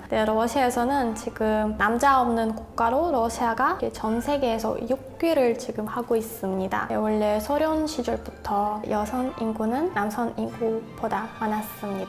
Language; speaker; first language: Korean; non-native, fluent; Russian